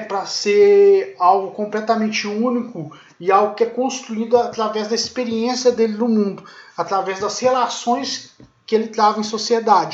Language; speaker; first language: Portuguese; native; Portuguese